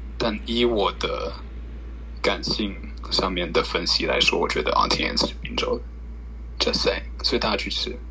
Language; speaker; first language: Chinese; early bilingual, heritage; Chinese